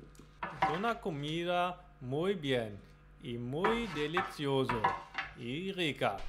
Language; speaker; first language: Spanish; non-native, learner; German